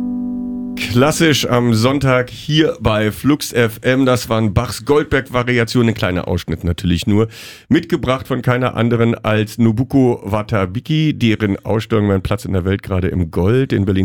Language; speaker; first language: German; native; German